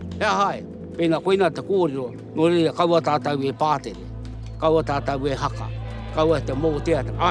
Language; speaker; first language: Māori; native; Māori